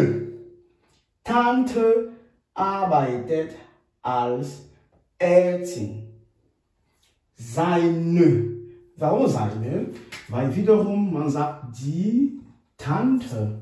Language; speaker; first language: German; non-native, fluent; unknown